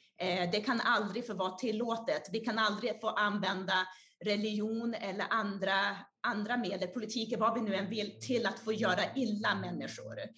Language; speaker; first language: Swedish; early bilingual, other home language; Portuguese